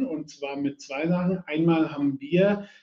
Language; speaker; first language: German; native; German